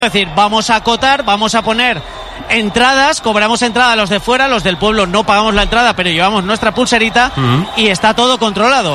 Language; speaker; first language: Spanish; native; Spanish